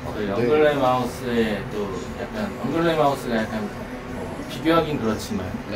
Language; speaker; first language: Korean; native; Korean